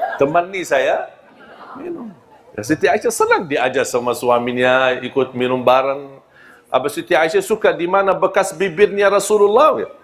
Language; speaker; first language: Malay; non-native, fluent; Arabic